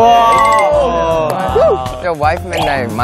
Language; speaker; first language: Korean; non-native, learner; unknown